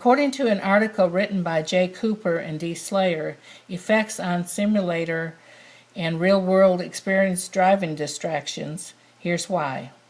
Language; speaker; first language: English; native; English